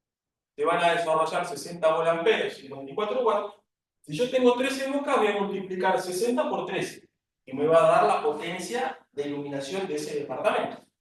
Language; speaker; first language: Spanish; native; Spanish